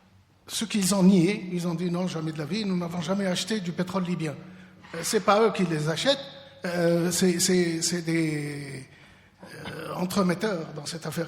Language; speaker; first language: French; non-native, local second language; Arabic